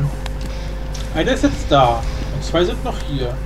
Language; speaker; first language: German; native; German